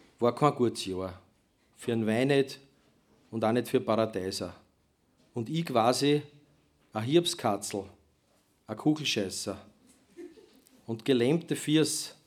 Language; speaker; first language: German; native; German